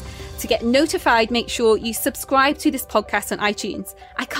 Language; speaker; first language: English; native; English